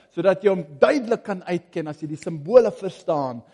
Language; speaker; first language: Afrikaans; non-native, fluent; English